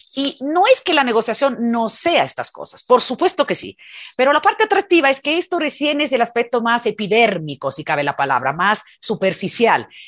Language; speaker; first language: Spanish; non-native, fluent; Italian